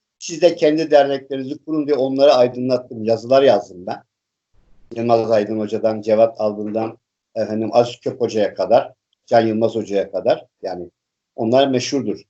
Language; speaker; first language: Turkish; native; Turkish